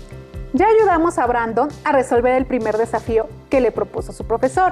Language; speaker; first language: Spanish; native; Spanish